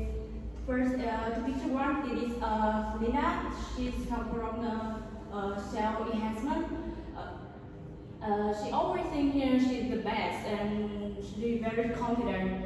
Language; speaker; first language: English; non-native, learner; Vietnamese